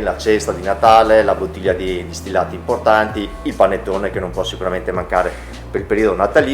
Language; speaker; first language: Italian; native; Italian